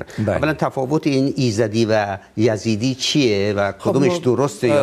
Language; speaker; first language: Persian; native; Persian